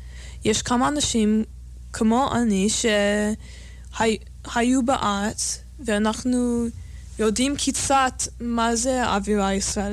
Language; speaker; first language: Hebrew; non-native, fluent; English